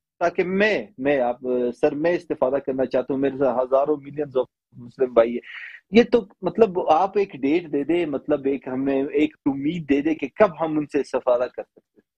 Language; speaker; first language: Urdu; native; Urdu